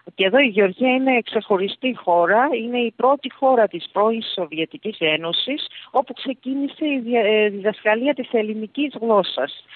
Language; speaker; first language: Greek; early bilingual, heritage; Greek